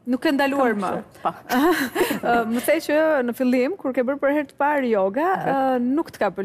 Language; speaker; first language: Albanian; native; Albanian